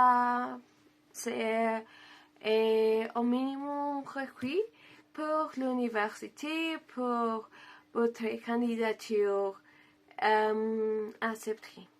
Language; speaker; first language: French; non-native, learner; Spanish